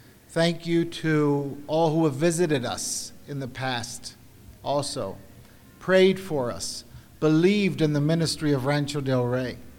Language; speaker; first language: English; early bilingual, other home language; Spanish